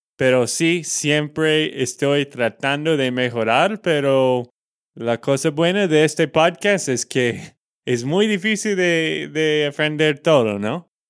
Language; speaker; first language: Spanish; non-native, fluent; English